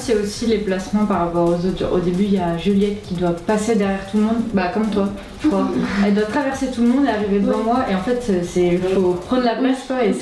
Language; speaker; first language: French; native; French